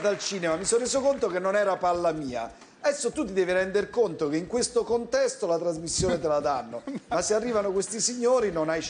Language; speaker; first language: Italian; native; Italian